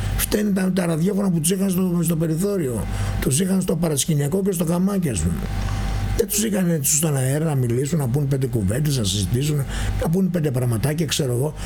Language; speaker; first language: Greek; native; Greek